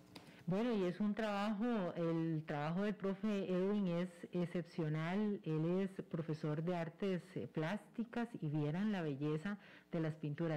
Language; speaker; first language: Spanish; native; Spanish